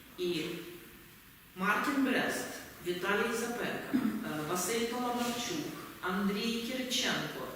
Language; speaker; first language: Ukrainian; native; Ukrainian